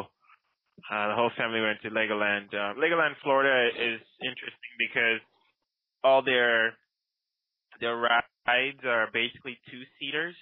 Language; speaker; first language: English; non-native, local second language; Akan